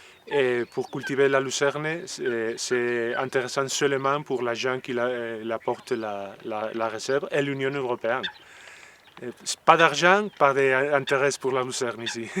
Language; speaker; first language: French; non-native, learner; Spanish